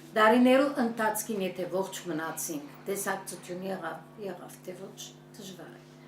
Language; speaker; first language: Armenian; early bilingual, heritage; Armenian